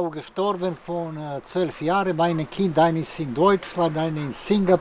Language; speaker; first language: German; non-native, learner; Serbian